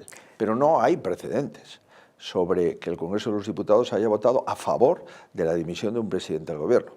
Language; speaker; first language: Spanish; native; Spanish